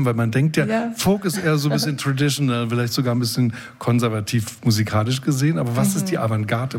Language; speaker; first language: German; native; German